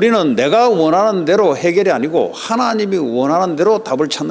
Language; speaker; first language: Korean; native; Korean